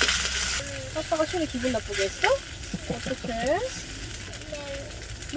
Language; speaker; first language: Korean; native; Korean